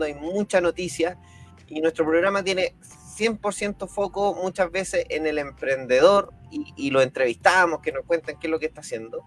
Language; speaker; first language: Spanish; native; Spanish